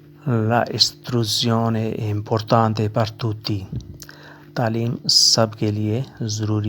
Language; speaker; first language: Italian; non-native, learner; Urdu